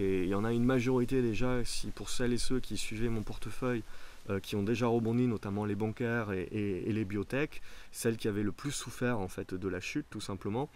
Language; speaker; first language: French; native; French